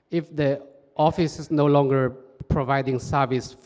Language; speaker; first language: English; non-native, fluent; Burmese